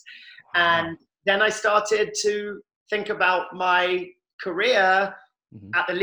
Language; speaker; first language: English; native; English